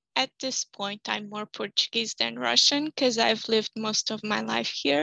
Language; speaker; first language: English; non-native, fluent; Portuguese